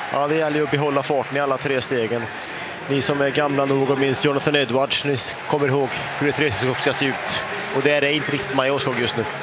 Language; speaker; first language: Swedish; native; Swedish